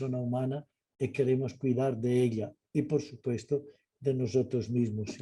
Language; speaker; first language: Spanish; non-native, fluent; Italian